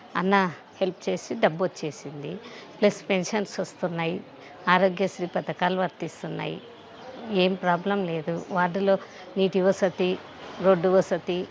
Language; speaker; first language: Telugu; native; Telugu